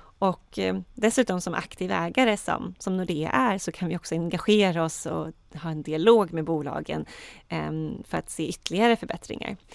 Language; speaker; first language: Swedish; native; Swedish